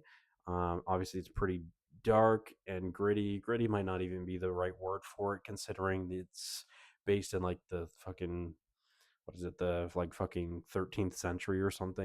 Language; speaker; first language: English; native; English